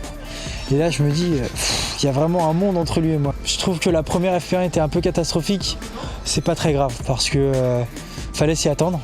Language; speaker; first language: French; native; French